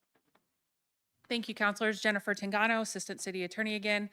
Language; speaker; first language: English; native; English